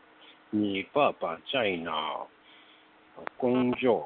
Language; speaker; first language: Chinese; non-native, learner; Korean